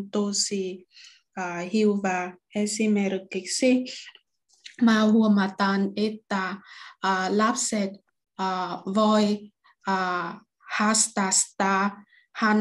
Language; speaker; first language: Finnish; non-native, learner; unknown